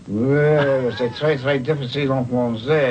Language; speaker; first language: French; non-native, learner; English